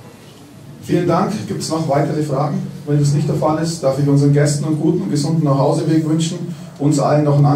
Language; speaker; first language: German; native; German